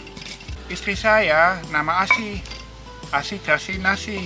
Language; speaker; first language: Indonesian; non-native, learner; Dutch